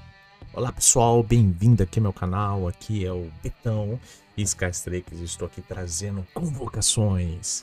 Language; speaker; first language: Portuguese; native; Portuguese